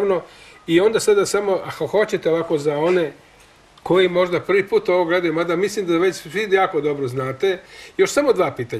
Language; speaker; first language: Croatian; native; Croatian